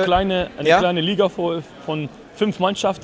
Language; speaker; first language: German; non-native, fluent; Dutch